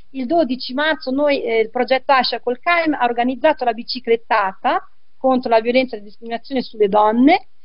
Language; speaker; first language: Italian; native; Italian